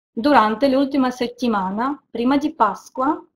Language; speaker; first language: Italian; non-native, fluent; Russian